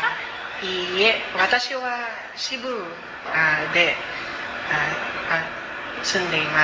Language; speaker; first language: Japanese; non-native, learner; Cebuano